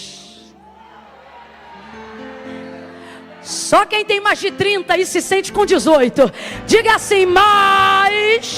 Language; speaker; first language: Portuguese; native; Portuguese